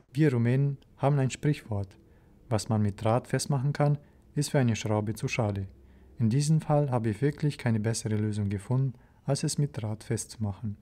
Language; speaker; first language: German; native; German